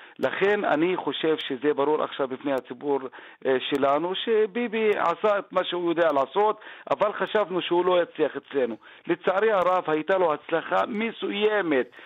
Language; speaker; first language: Hebrew; non-native, local second language; Arabic